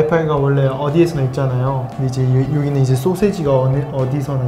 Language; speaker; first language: Korean; native; Korean